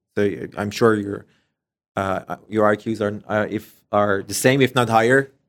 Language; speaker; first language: English; non-native, fluent; Persian